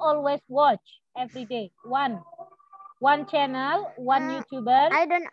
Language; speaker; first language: English; non-native, learner; Indonesian